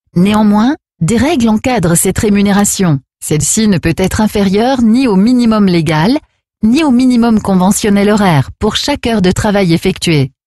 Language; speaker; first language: French; native; French